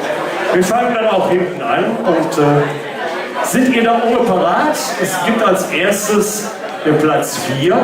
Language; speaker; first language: German; native; German